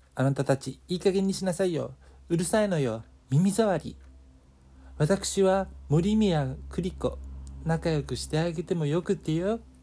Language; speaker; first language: Japanese; native; Japanese